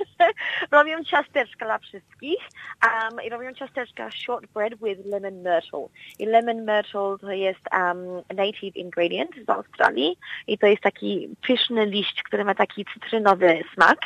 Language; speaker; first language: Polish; early bilingual, heritage; Polish